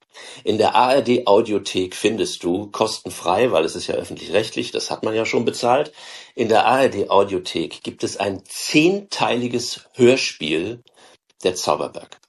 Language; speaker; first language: German; native; German